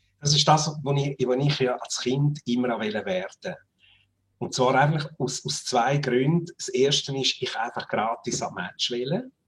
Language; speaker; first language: German; native; German